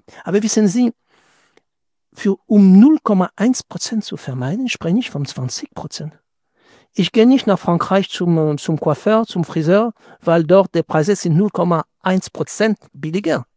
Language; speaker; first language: German; non-native, fluent; French